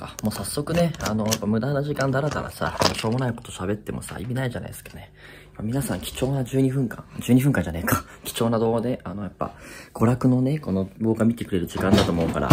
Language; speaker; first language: Japanese; native; Japanese